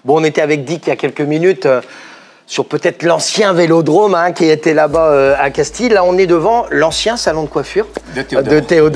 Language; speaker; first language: French; native; French